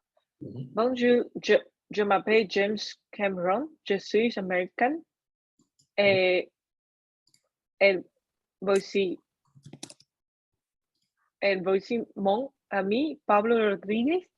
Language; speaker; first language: French; non-native, learner; Chinese